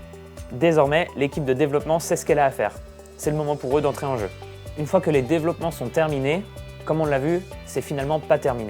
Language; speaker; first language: French; native; French